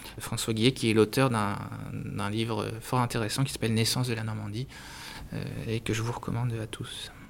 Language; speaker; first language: French; native; French